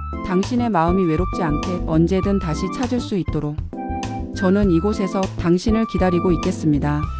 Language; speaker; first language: Korean; native; Korean